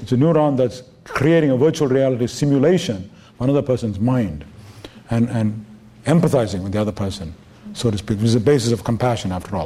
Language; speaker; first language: English; non-native, local second language; Tamil